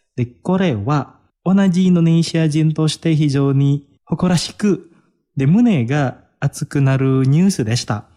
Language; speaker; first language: Japanese; non-native, fluent; Indonesian